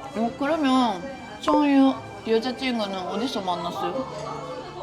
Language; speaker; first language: Korean; non-native, fluent; Japanese